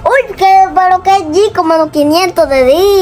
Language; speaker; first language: Spanish; native; Spanish